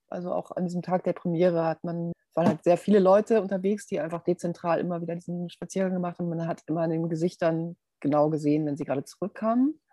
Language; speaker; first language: German; native; German